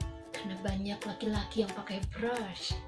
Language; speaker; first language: Indonesian; non-native, local second language; Minangkabau